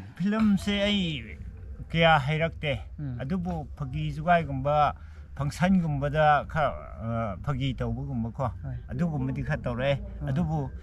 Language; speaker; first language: Manipuri; non-native, local second language; Rongmei Naga